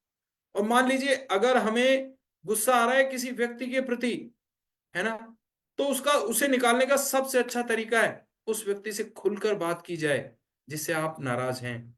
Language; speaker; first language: Hindi; native; Hindi